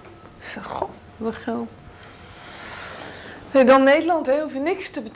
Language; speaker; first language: Dutch; native; Dutch